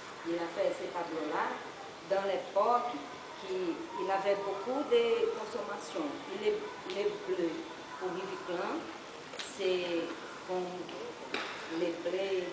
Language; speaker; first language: French; non-native, learner; Portuguese